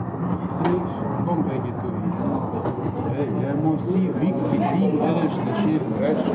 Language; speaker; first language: Norwegian; non-native, learner; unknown